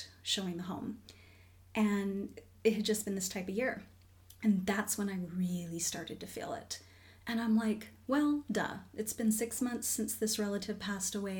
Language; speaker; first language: English; native; English